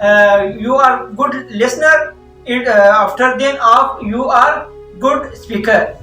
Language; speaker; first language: English; non-native, learner; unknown